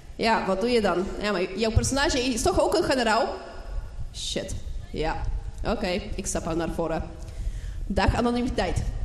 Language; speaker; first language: Dutch; non-native, fluent; Polish